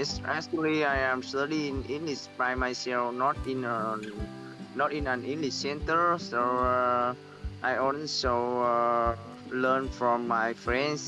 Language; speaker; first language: English; non-native, learner; Vietnamese